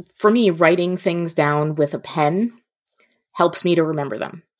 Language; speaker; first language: English; native; English